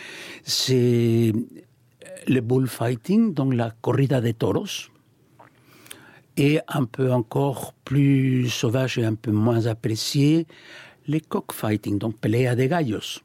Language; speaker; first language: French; non-native, fluent; Spanish